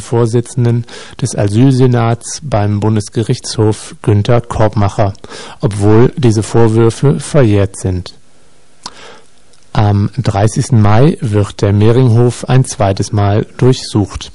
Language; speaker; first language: German; native; German